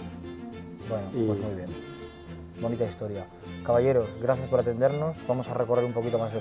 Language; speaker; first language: Spanish; native; Spanish